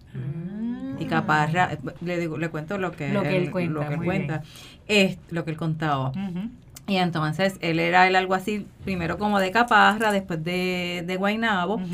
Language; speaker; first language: Spanish; native; Spanish